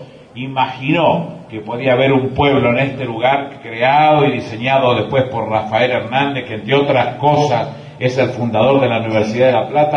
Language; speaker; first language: Spanish; native; Spanish